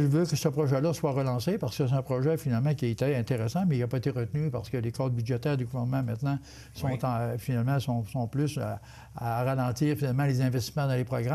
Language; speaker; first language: French; native; French